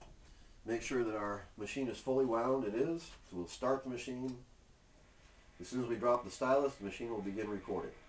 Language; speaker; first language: English; native; English